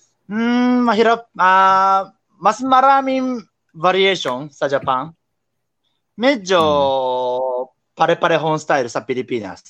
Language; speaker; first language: Filipino; non-native, learner; Japanese